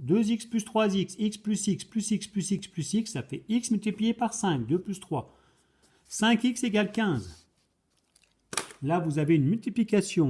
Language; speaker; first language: French; native; French